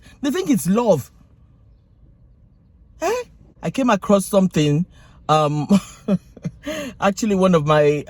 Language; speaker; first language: English; non-native, local second language; Yoruba